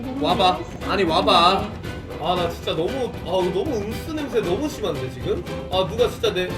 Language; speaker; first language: Korean; native; Korean